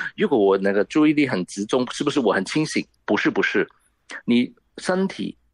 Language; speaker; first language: Chinese; non-native, local second language; Cantonese